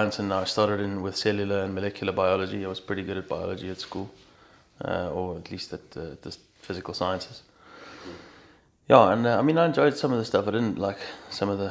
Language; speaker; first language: English; native; English